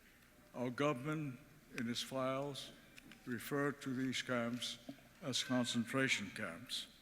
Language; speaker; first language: English; early bilingual, other home language; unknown